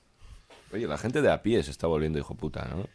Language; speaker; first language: Spanish; native; Spanish